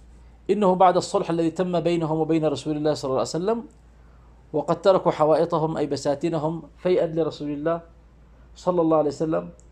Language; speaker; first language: Arabic; native; Arabic